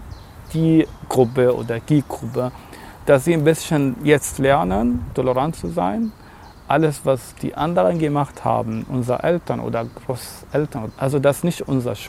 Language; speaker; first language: German; non-native, learner; Arabic